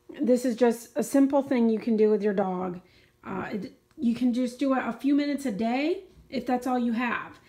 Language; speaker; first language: English; native; English